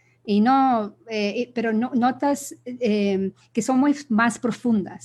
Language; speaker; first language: Spanish; early bilingual, other home language; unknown